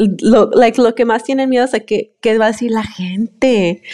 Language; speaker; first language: Spanish; early bilingual, heritage; Spanish